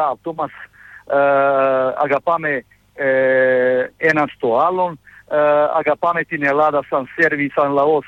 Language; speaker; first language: Greek; non-native, fluent; Serbian